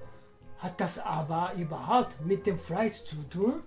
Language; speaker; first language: German; non-native, fluent; Japanese